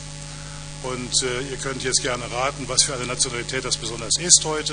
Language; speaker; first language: German; native; German